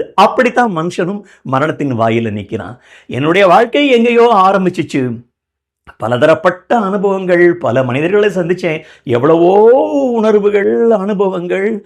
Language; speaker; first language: Tamil; native; Tamil